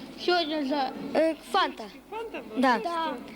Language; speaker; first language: Russian; native; Russian